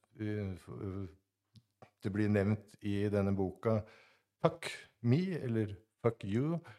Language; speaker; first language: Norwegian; native; Norwegian